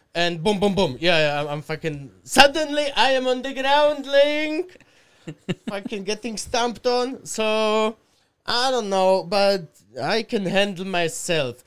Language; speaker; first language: English; non-native, fluent; Slovak